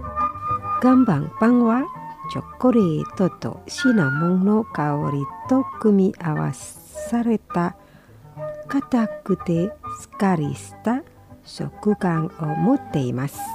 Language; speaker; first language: Japanese; non-native, fluent; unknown